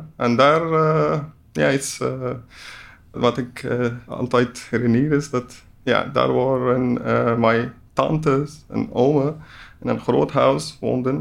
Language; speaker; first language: Dutch; non-native, learner; Persian